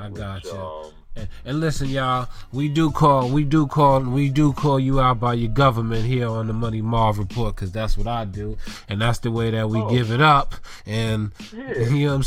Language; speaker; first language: English; native; English